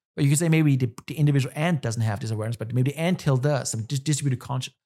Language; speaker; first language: English; non-native, fluent; German